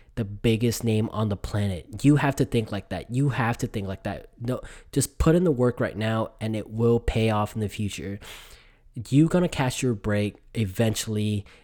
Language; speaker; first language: English; early bilingual, other home language; Vietnamese